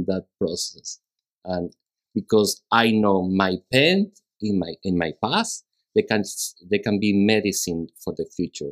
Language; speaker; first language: English; non-native, learner; Spanish